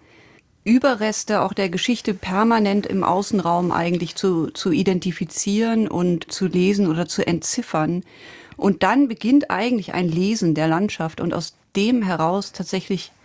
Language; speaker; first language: German; native; German